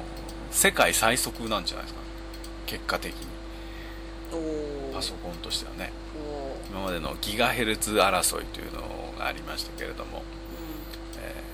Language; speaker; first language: Japanese; native; Japanese